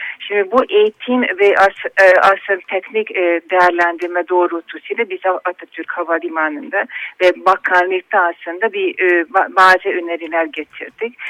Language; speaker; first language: Turkish; non-native, fluent; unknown